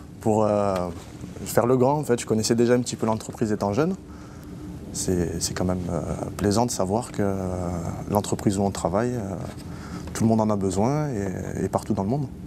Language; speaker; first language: French; native; French